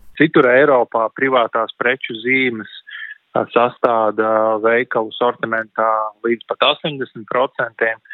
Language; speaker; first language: Latvian; native; Latvian